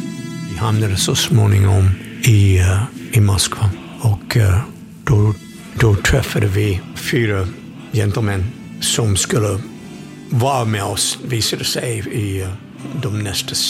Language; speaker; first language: Swedish; non-native, fluent; English